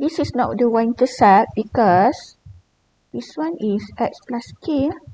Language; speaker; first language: English; non-native, local second language; Malay